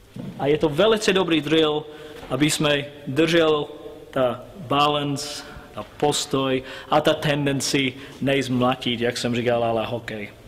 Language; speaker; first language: Czech; non-native, learner; English